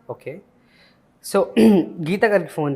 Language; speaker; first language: Telugu; native; Telugu